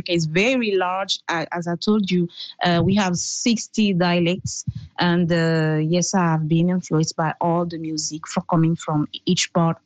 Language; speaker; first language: English; non-native, fluent; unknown